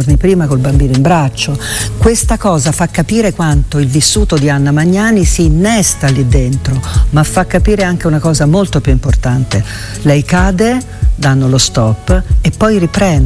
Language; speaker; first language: Italian; native; Italian